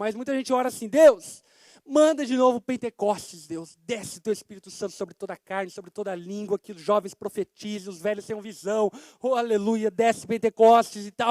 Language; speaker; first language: Portuguese; native; Portuguese